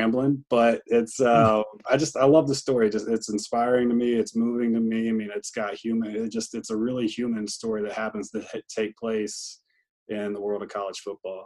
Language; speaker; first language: English; native; English